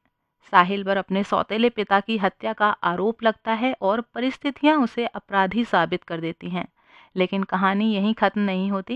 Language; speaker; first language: Hindi; native; Hindi